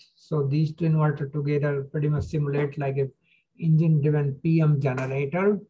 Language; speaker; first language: English; non-native, local second language; Hindi